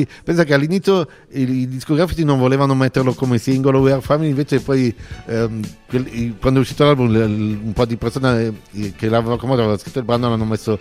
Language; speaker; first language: Italian; native; Italian